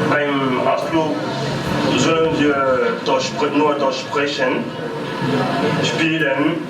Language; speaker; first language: German; non-native, learner; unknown